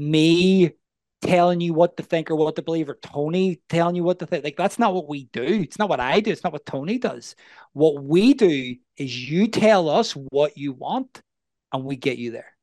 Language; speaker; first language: English; native; English